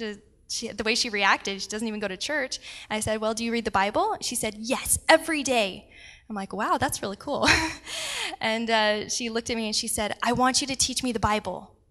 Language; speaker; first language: English; native; English